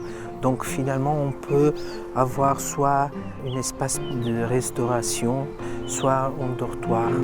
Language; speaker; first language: French; non-native, fluent; Portuguese